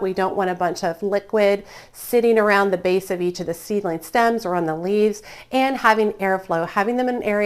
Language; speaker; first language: English; native; English